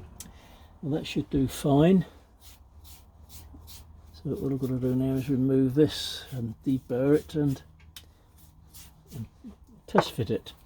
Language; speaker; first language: English; native; English